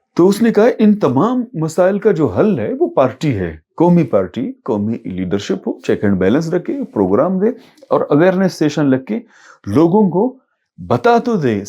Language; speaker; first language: Urdu; non-native, local second language; Baluchi